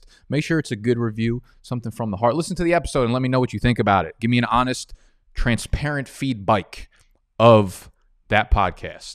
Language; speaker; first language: English; native; English